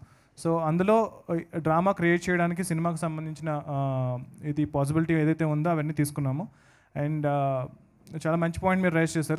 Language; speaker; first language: Telugu; native; Telugu